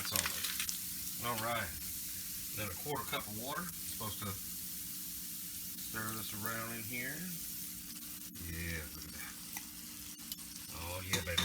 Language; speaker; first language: English; native; English